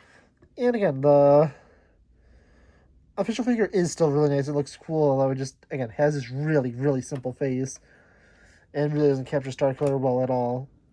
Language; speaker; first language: English; native; English